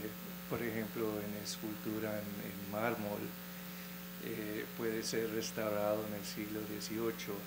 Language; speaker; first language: Spanish; non-native, fluent; English